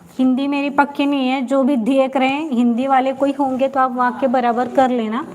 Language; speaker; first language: Hindi; non-native, local second language; Marathi